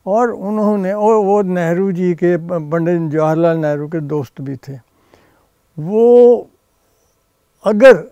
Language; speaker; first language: Hindi; native; Hindi